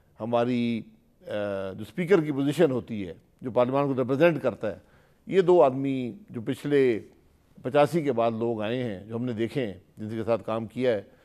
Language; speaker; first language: Urdu; non-native, local second language; Punjabi